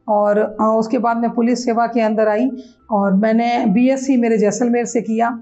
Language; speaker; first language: Hindi; native; Hindi